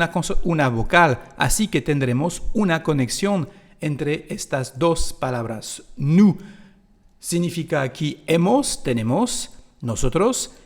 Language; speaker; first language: Spanish; non-native, fluent; French